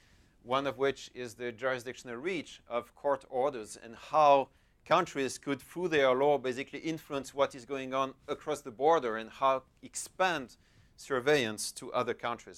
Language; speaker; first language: English; non-native, fluent; French